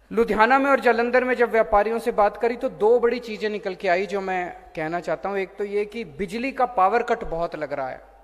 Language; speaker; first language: Hindi; native; Hindi